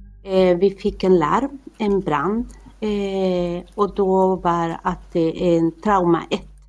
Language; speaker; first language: Swedish; non-native, fluent; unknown